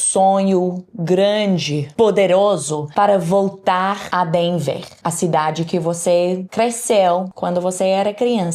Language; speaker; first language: Portuguese; non-native, learner; English